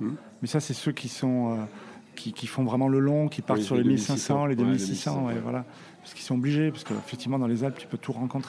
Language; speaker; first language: French; native; French